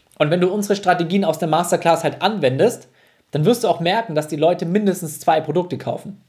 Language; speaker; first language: German; native; German